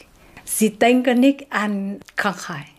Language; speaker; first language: German; non-native, learner; Vietnamese